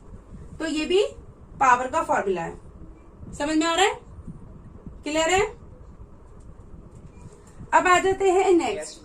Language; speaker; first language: Hindi; native; Hindi